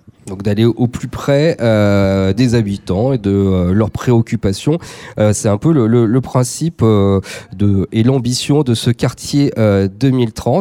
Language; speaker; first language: French; native; French